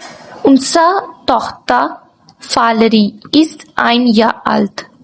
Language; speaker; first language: German; non-native, learner; Urdu